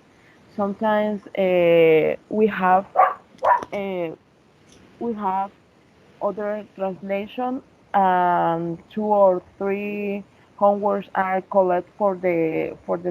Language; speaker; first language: English; non-native, fluent; Spanish